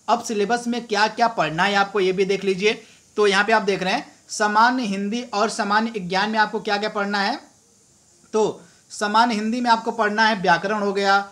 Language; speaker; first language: Hindi; native; Hindi